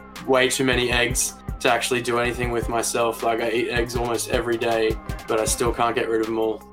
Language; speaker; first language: English; native; English